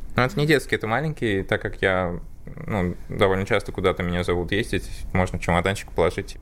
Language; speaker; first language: Russian; early bilingual, other home language; Armenian